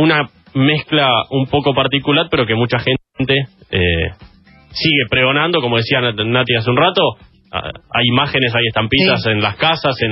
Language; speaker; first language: Spanish; native; Spanish